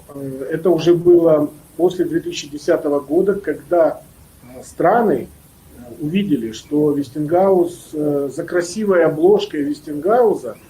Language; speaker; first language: Russian; native; Russian